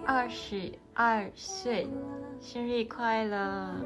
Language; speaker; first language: Chinese; non-native, learner; Japanese